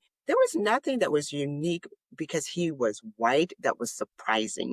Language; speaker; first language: English; native; English